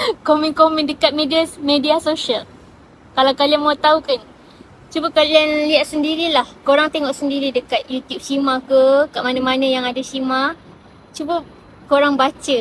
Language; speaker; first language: Malay; native; Malay